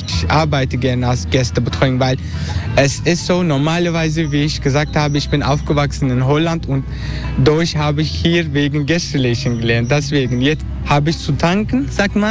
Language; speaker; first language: German; non-native, learner; Turkish